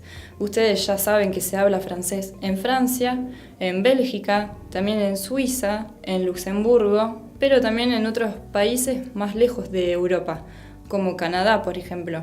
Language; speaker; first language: Spanish; non-native, fluent; French